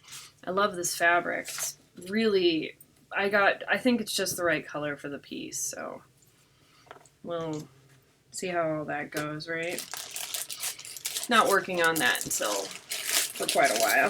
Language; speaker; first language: English; native; English